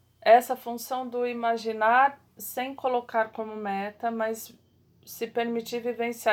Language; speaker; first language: Portuguese; native; Portuguese